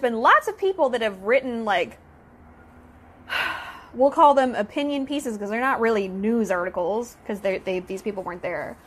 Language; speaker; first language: English; native; English